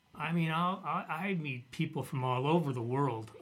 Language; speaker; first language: English; native; English